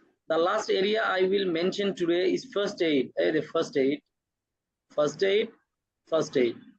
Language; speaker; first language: English; non-native, local second language; Bangla